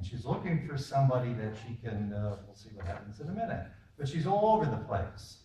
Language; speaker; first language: English; native; English